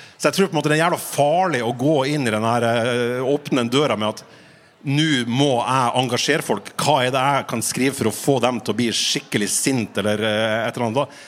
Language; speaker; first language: Norwegian; native; Norwegian